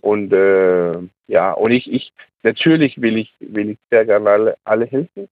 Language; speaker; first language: German; non-native, learner; Danish